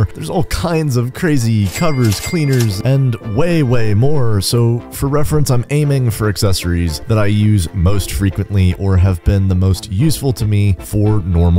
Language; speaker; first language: English; native; English